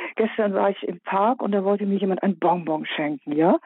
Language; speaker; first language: German; native; German